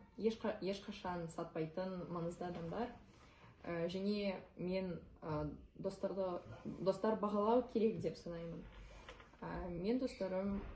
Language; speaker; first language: Kazakh; non-native, local second language; Russian